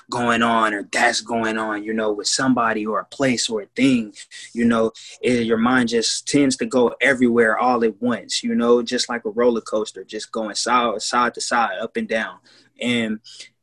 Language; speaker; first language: English; native; English